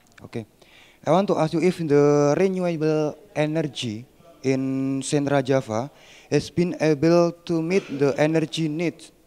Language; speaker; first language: English; non-native, learner; Indonesian